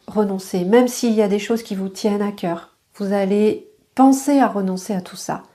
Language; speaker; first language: French; native; French